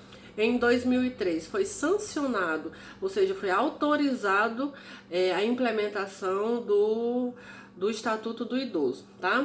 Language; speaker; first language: Portuguese; native; Portuguese